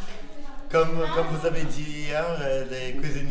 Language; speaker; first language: French; non-native, fluent; English